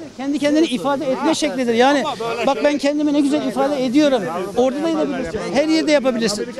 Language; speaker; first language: Turkish; native; Turkish